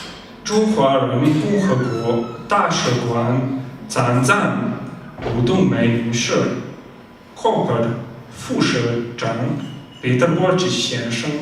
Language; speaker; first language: Chinese; non-native, fluent; Slovenian